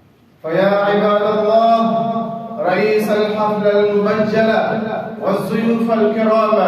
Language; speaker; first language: Arabic; non-native, learner; Urdu